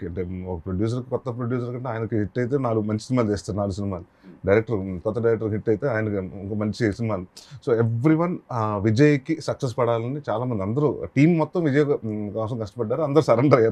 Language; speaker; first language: Telugu; native; Telugu